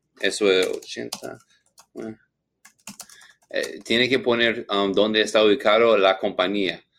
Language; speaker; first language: Spanish; non-native, learner; English